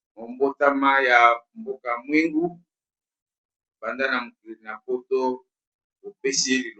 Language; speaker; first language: Lingala; non-native, local second language; Kongo